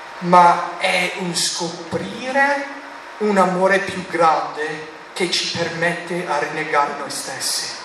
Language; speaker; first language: Italian; non-native, fluent; English